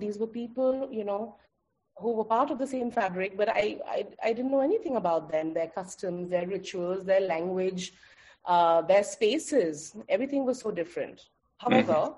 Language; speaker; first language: English; non-native, local second language; Bangla